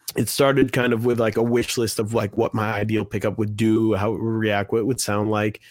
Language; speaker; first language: English; native; English